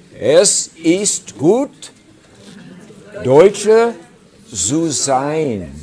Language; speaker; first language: German; non-native, learner; English